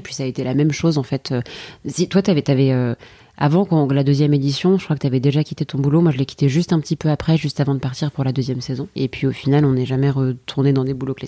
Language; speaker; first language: French; native; French